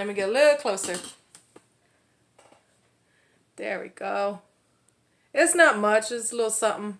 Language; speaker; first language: English; native; English